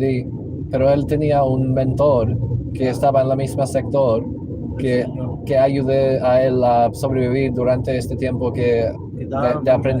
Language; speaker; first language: Spanish; non-native, local second language; English